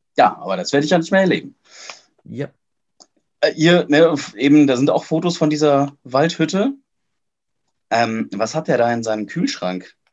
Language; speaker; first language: German; native; German